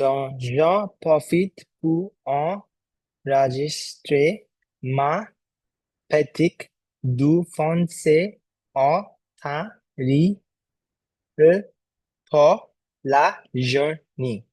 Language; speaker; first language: French; non-native, learner; Bangla